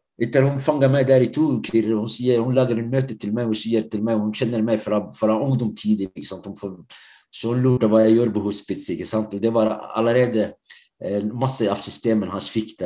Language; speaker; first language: Norwegian; non-native, fluent; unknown